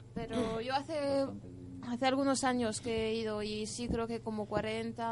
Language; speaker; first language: Spanish; non-native, fluent; French